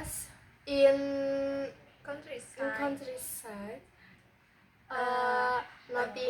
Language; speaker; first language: English; non-native, learner; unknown